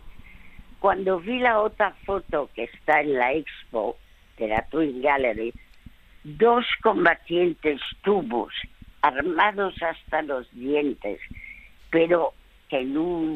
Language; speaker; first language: Spanish; early bilingual, other home language; French